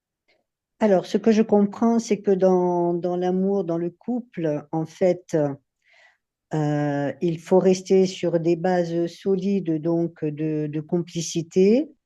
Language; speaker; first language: French; native; French